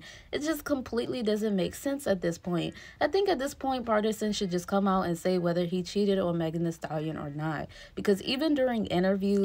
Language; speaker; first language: English; native; English